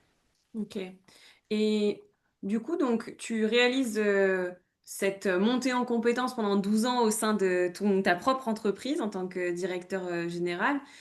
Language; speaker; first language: French; native; French